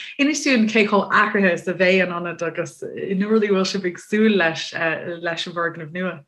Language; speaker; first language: Irish; native; Irish